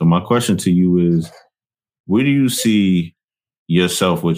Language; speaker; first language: English; native; English